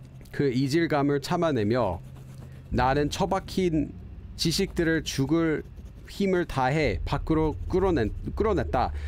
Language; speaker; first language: Korean; non-native, fluent; English